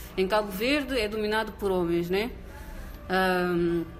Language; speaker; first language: Portuguese; non-native, local second language; Kabuverdianu